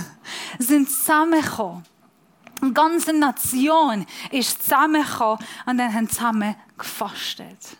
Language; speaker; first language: German; non-native, fluent; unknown